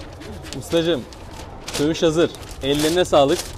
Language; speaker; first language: Turkish; native; Turkish